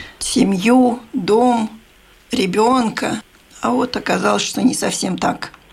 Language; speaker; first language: Russian; native; Russian